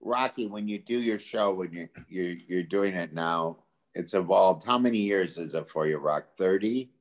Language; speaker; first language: English; native; English